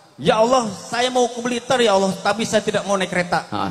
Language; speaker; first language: Indonesian; non-native, local second language; Sundanese